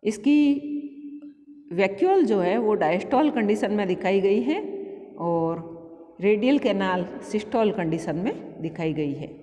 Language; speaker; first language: Hindi; native; Hindi